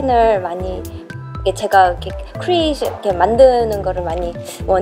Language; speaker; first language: Korean; early bilingual, heritage; English